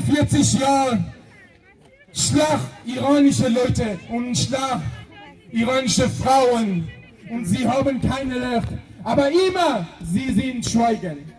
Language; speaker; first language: German; non-native, learner; Persian